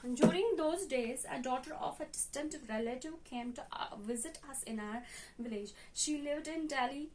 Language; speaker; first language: English; non-native, local second language; Hindi